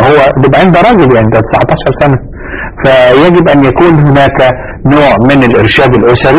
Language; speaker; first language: Arabic; native; Arabic